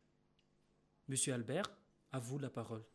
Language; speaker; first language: French; non-native, local second language; Malagasy